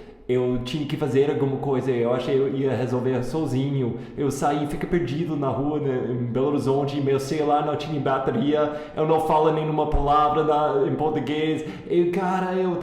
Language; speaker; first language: Portuguese; non-native, fluent; English